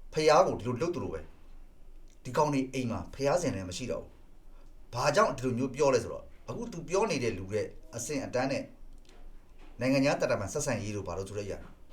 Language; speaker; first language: Burmese; native; Burmese